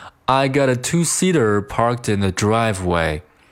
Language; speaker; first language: English; non-native, fluent; Chinese